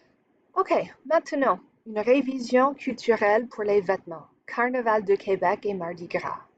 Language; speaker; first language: French; non-native, fluent; English